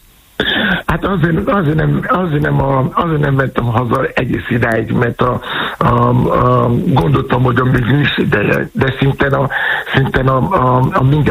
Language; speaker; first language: Hungarian; non-native, fluent; Yoruba